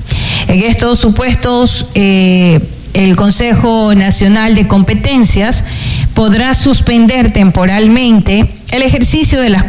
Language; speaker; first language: Spanish; native; Spanish